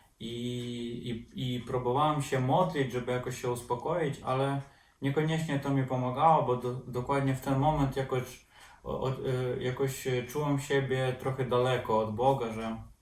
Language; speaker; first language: Polish; non-native, fluent; Ukrainian